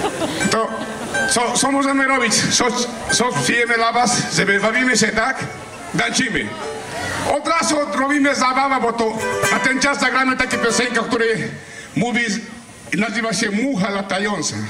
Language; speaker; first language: Polish; non-native, learner; Spanish